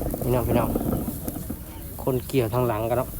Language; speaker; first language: Thai; non-native, local second language; Lao